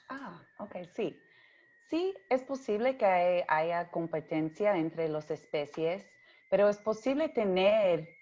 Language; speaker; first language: Spanish; early bilingual, heritage; English